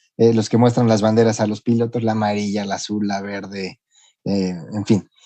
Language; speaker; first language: Spanish; native; Spanish